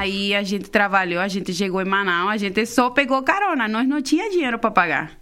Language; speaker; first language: Portuguese; non-native, fluent; Spanish